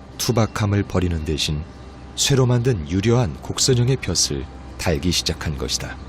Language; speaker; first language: Korean; native; Korean